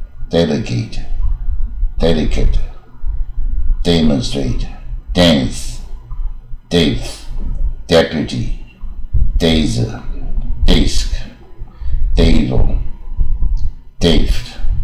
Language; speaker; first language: English; non-native, fluent; Chinese